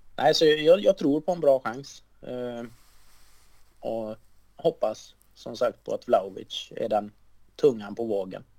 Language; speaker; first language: Swedish; native; Swedish